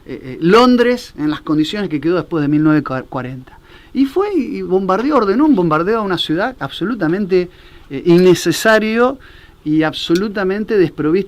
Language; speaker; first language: Spanish; native; Spanish